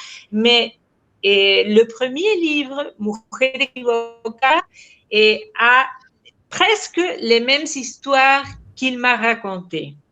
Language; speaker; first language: French; non-native, fluent; Spanish